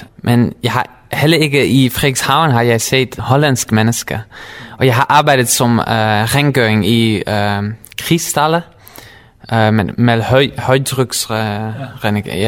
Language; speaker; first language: Danish; non-native, learner; Dutch